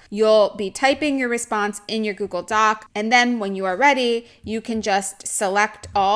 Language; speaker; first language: English; native; English